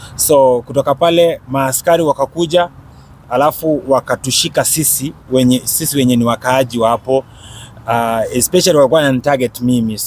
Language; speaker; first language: Swahili; native; Swahili